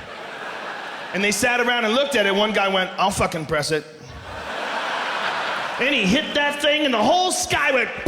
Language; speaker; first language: English; native; English